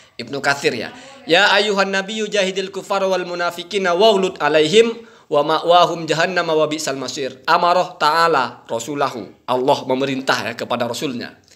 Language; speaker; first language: Indonesian; non-native, local second language; Madurese